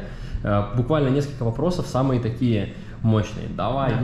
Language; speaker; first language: Russian; native; Russian